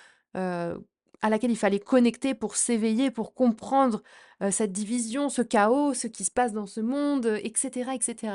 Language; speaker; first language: French; native; French